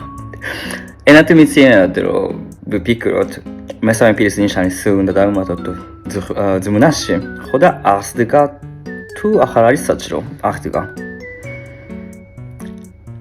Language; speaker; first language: Georgian; non-native, fluent; Japanese